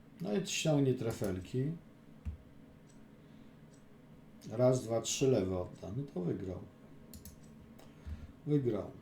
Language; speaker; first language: Polish; native; Polish